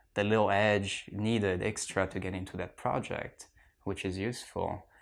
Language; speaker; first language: English; non-native, fluent; French